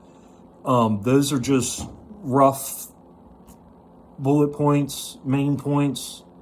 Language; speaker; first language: English; native; English